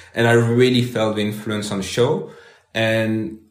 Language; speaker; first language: English; non-native, fluent; French